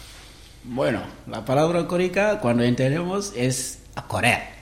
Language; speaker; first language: Spanish; non-native, learner; Wolof